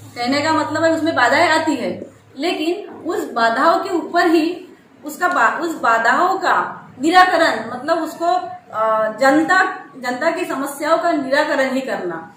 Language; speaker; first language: Hindi; non-native, local second language; Marathi